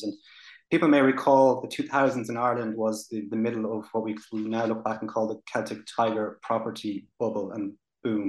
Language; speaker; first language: English; native; English